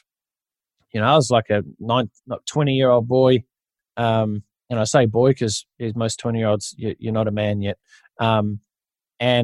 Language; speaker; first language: English; native; English